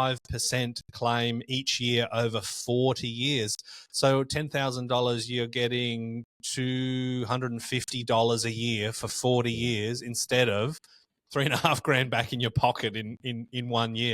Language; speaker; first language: English; native; English